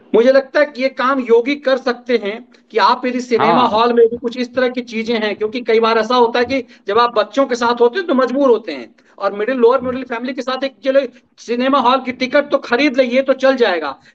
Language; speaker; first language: Hindi; native; Hindi